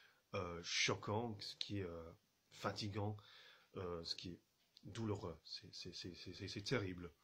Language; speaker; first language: French; non-native, fluent; English